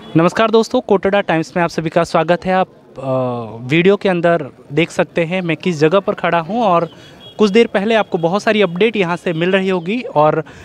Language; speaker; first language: Hindi; non-native, local second language; Bhili